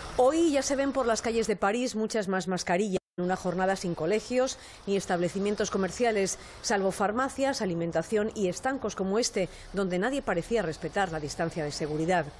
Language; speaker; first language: Spanish; native; Spanish